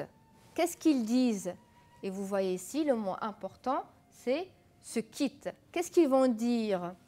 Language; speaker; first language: French; non-native, fluent; Arabic